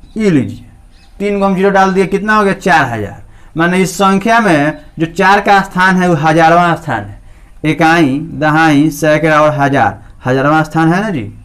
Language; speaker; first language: Hindi; native; Hindi